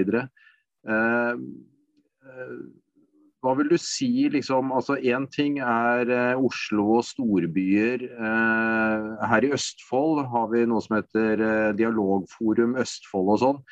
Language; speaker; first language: Norwegian; native; Norwegian